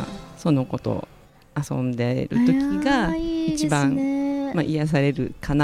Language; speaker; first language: Japanese; native; Japanese